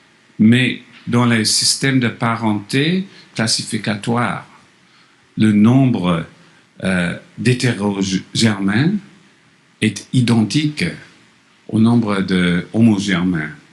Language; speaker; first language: French; non-native, fluent; English